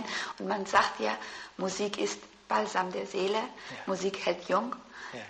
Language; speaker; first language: German; early bilingual, other home language; Persian